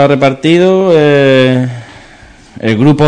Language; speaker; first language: Spanish; native; Spanish